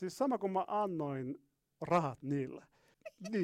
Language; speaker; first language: Finnish; non-native, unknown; Arabic